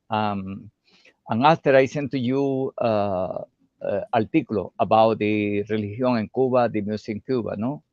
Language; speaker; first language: English; non-native, learner; Portuguese